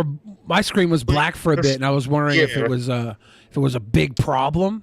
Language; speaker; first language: English; native; English